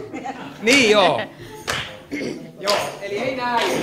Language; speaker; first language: Finnish; native; Finnish